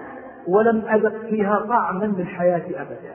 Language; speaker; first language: Arabic; native; Arabic